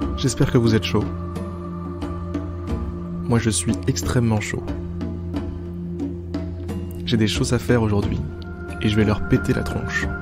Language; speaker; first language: French; native; French